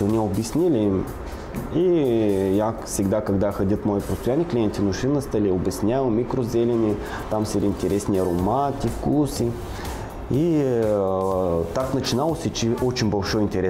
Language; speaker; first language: Russian; non-native, learner; Bulgarian